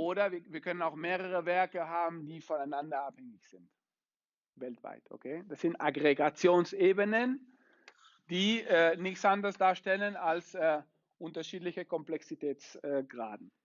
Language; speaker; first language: German; non-native, fluent; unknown